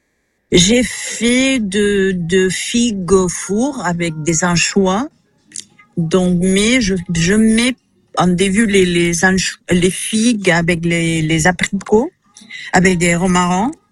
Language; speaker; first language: French; non-native, fluent; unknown